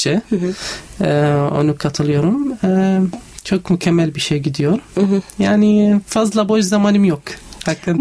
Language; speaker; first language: Turkish; non-native, learner; Arabic